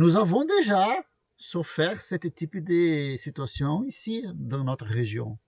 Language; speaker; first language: French; non-native, learner; Portuguese